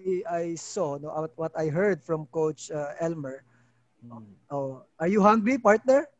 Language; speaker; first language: English; non-native, local second language; Filipino